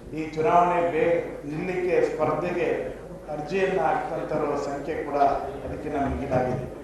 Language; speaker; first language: Kannada; native; Kannada